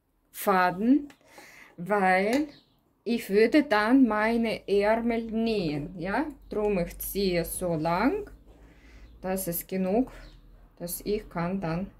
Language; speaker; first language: German; non-native, learner; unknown